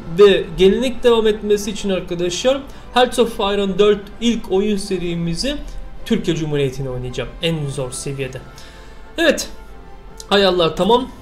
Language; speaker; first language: Turkish; early bilingual, heritage; Turkish